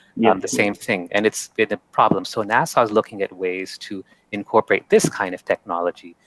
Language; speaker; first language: English; native; English